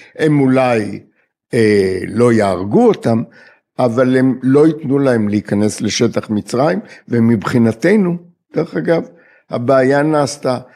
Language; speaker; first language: Hebrew; native; Hebrew